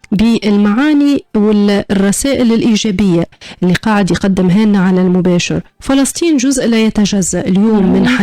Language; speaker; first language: Arabic; native; Arabic